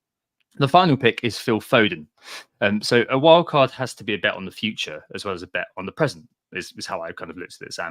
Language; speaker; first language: English; native; English